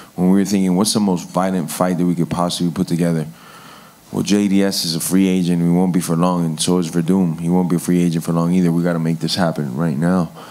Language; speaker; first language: English; early bilingual, other home language; Spanish